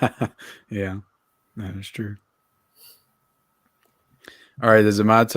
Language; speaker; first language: English; native; English